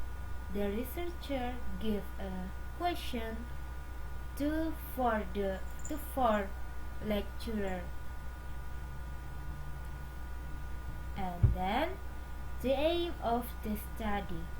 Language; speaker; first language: English; non-native, learner; Indonesian